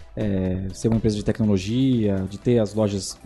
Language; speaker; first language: Portuguese; non-native, fluent; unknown